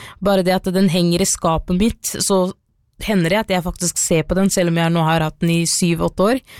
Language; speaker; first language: Norwegian; early bilingual, other home language; Somali